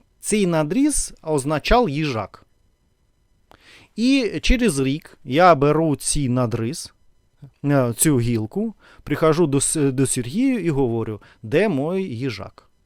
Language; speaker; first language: Ukrainian; non-native, fluent; Russian